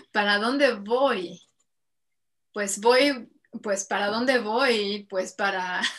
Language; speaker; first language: Spanish; native; Spanish